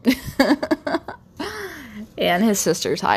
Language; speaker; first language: English; non-native, fluent; Portuguese